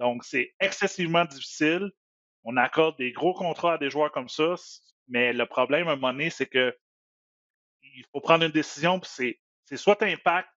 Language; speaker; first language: French; native; French